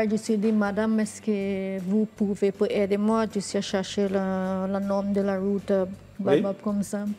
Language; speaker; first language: French; non-native, learner; English